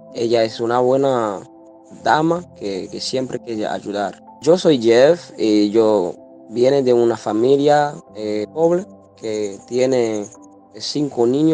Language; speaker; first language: Spanish; non-native, learner; Haitian Creole